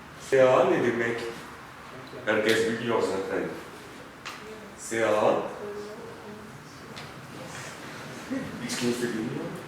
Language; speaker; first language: Turkish; non-native, fluent; French